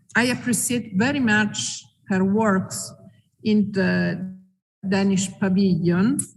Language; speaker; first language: English; non-native, fluent; Italian